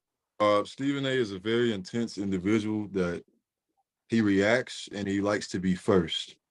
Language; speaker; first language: English; native; English